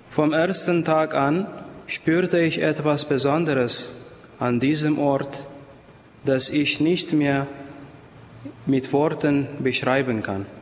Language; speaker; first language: German; non-native, fluent; Amharic